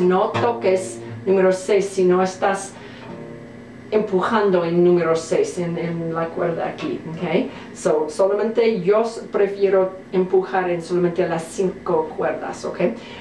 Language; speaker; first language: Spanish; non-native, fluent; English